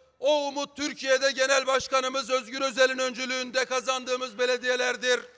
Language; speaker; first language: Turkish; native; Turkish